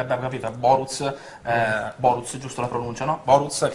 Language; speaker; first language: Italian; native; Italian